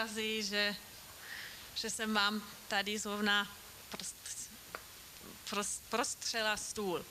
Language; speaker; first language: Czech; non-native, fluent; German